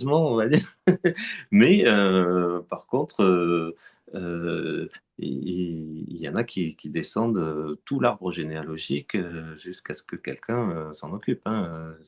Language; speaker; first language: French; native; French